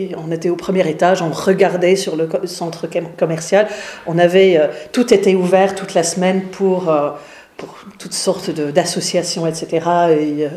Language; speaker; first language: French; non-native, fluent; English